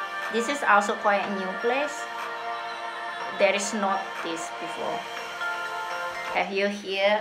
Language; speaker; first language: English; non-native, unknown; Indonesian